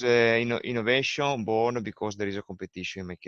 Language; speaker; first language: English; non-native, learner; Italian